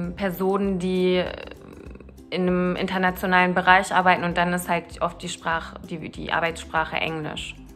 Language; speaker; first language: German; early bilingual, other home language; Turkish